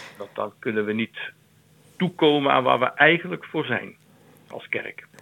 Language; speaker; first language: Dutch; native; Dutch